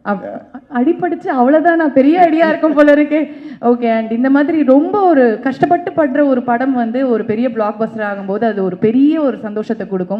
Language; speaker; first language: Tamil; native; Tamil